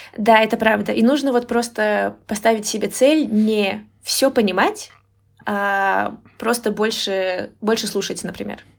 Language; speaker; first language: Russian; native; Russian